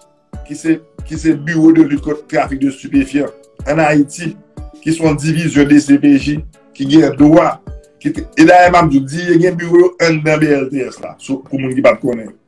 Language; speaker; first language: French; non-native, local second language; Haitian Creole